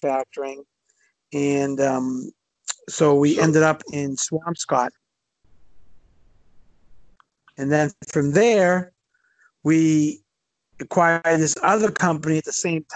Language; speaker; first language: English; native; English